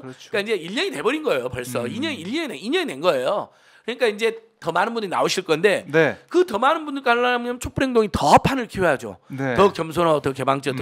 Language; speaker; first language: Korean; native; Korean